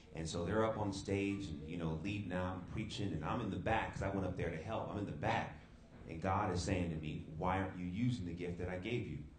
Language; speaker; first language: English; native; English